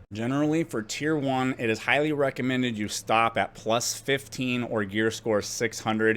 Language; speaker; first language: English; native; English